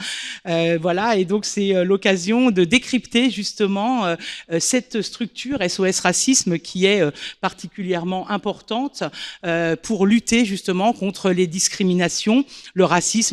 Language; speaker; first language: French; native; French